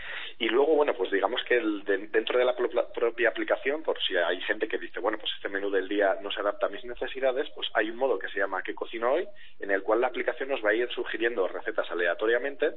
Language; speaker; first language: Spanish; native; Spanish